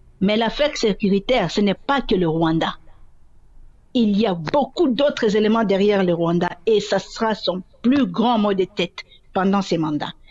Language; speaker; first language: French; non-native, local second language; Swahili